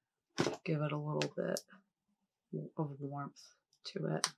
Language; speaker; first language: English; native; English